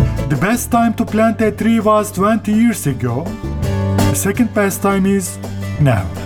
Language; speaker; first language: English; non-native, fluent; Turkish